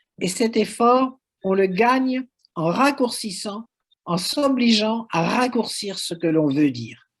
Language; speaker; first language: French; native; French